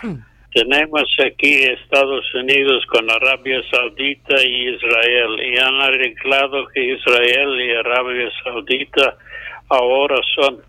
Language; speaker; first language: Spanish; non-native, fluent; English